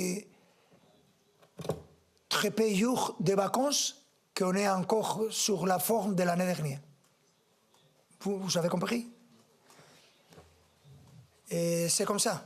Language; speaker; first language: French; non-native, fluent; Spanish